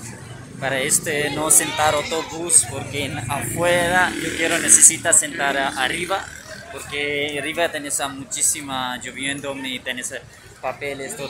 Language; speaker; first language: Spanish; non-native, learner; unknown